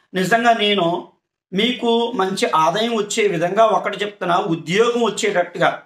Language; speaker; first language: Telugu; native; Telugu